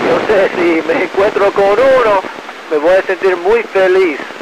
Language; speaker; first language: Spanish; early bilingual, heritage; English